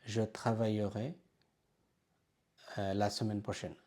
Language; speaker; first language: French; non-native, fluent; Bangla